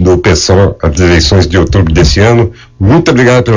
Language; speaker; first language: Portuguese; native; Portuguese